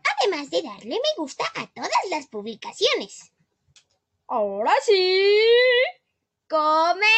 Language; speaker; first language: Spanish; native; Spanish